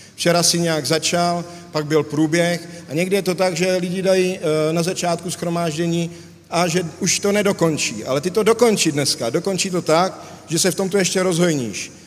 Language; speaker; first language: Czech; native; Czech